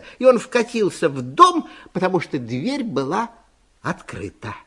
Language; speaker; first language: Russian; native; Russian